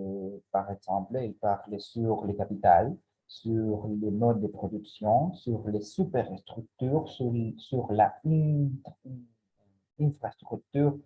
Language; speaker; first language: French; non-native, learner; Spanish